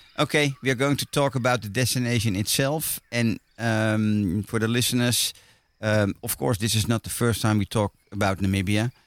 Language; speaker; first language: English; non-native, fluent; Dutch